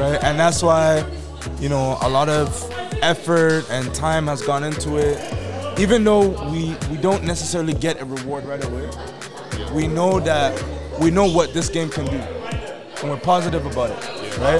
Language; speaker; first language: English; native; English